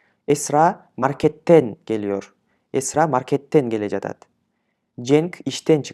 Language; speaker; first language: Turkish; non-native, fluent; Kyrgyz